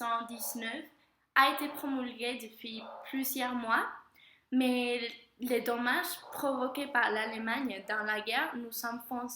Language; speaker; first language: French; non-native, learner; Spanish